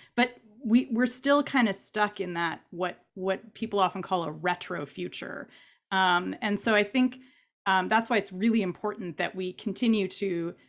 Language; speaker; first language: English; native; English